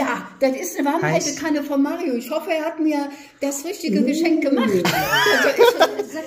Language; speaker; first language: German; native; German